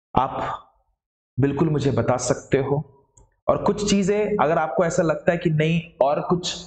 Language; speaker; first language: Hindi; non-native, local second language; Marathi